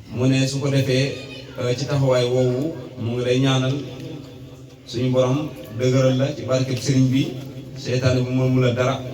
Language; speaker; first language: Wolof; non-native, local second language; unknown